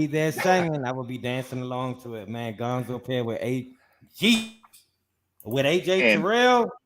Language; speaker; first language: English; native; English